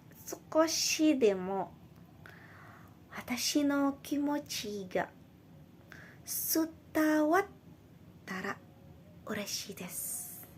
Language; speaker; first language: Japanese; non-native, learner; Indonesian